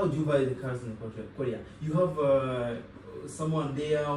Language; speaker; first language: English; non-native, local second language; Kinyarwanda